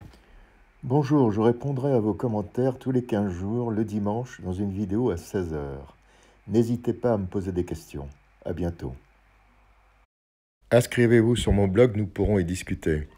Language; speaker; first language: French; native; French